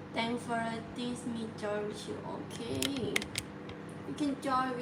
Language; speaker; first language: English; non-native, learner; Thai